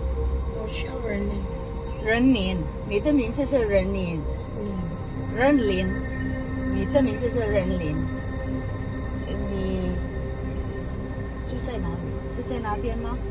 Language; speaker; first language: Chinese; early bilingual, heritage; Indonesian